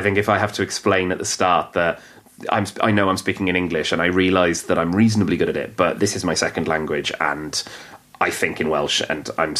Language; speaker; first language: English; non-native, local second language; Welsh